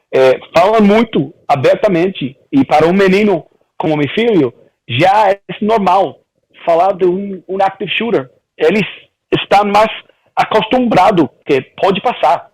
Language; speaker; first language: Portuguese; early bilingual, heritage; Portuguese